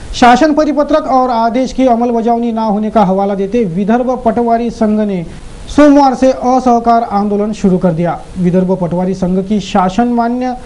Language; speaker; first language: Hindi; non-native, local second language; Marathi